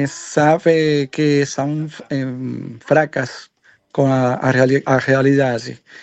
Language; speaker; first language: Portuguese; non-native, learner; Spanish